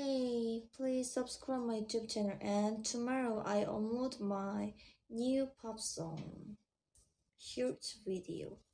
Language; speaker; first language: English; non-native, learner; Korean